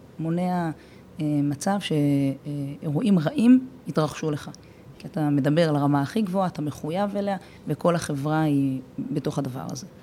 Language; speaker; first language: Hebrew; native; Hebrew